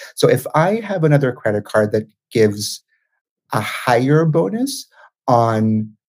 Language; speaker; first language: English; non-native, local second language; Filipino